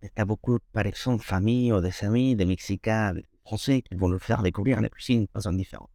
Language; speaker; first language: French; non-native, fluent; Spanish